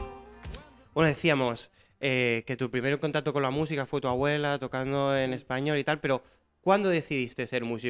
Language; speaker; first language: Spanish; native; Spanish